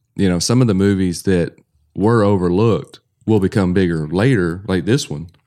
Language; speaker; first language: English; native; English